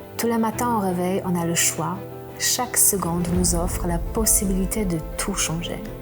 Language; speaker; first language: French; non-native, fluent; Polish